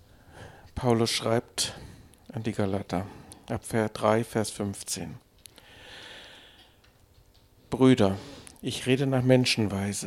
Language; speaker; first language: German; native; German